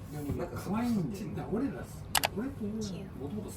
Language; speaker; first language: Japanese; native; Japanese